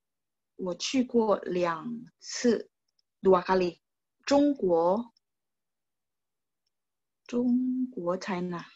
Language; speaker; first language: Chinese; non-native, fluent; Indonesian